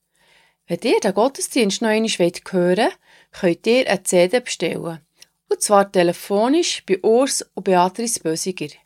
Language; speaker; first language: German; native; German